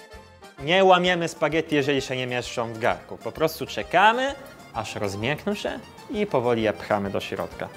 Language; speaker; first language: Polish; non-native, fluent; Italian